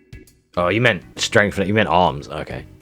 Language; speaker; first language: English; native; English